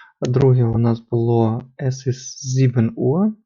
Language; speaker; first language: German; non-native, fluent; Ukrainian